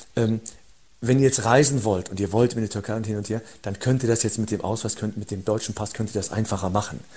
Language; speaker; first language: German; early bilingual, other home language; Turkish